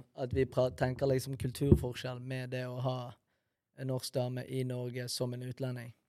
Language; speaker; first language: Norwegian; early bilingual, other home language; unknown